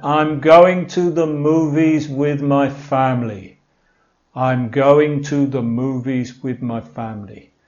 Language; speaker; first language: English; native; English